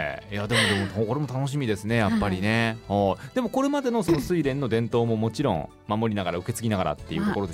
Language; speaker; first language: Japanese; native; Japanese